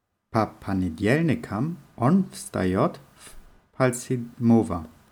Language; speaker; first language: Russian; non-native, learner; German